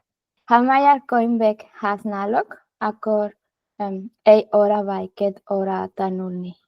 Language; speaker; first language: Hungarian; non-native, learner; Spanish